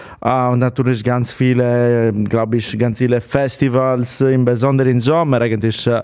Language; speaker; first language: German; non-native, fluent; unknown